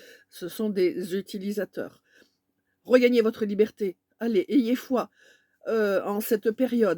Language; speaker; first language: French; native; French